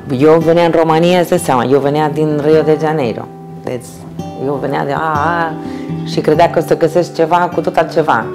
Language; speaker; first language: Romanian; non-native, fluent; Spanish